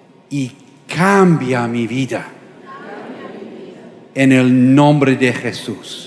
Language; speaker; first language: Spanish; non-native, learner; English